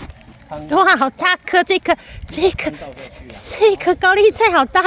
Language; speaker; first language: Chinese; native; Chinese